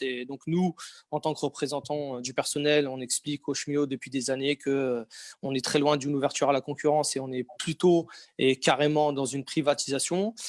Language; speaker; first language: French; native; French